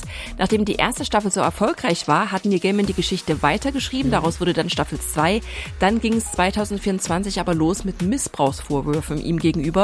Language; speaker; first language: German; native; German